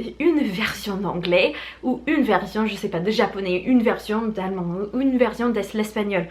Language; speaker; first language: French; non-native, fluent; English